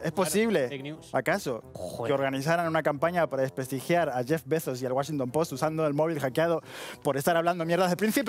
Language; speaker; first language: Spanish; native; Spanish